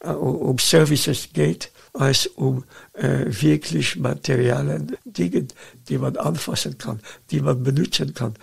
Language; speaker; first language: German; non-native, fluent; Dutch